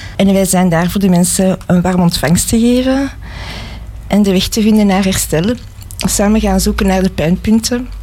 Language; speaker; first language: Dutch; native; Dutch